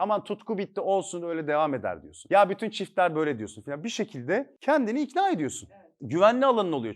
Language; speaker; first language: Turkish; native; Turkish